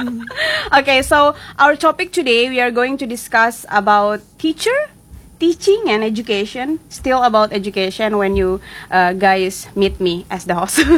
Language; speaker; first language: English; non-native, fluent; Indonesian